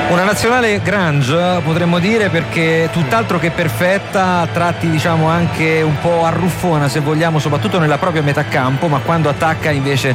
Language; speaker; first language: Italian; native; Italian